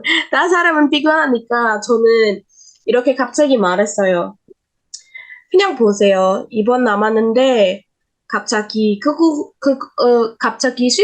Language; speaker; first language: Korean; non-native, learner; Indonesian